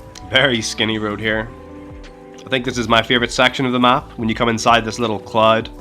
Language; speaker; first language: English; native; English